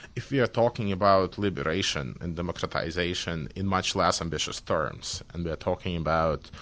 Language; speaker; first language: English; non-native, fluent; Belarusian